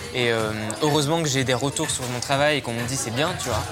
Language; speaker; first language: French; native; French